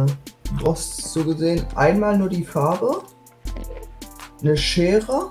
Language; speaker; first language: German; native; German